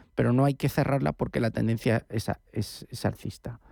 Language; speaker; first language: Spanish; native; Spanish